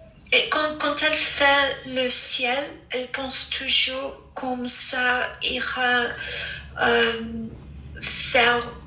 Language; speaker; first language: French; non-native, fluent; English